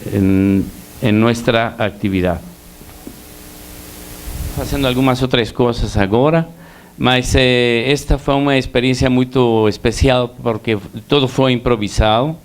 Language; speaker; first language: Portuguese; non-native, learner; Spanish